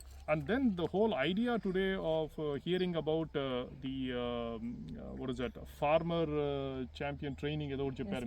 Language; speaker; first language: English; non-native, local second language; Telugu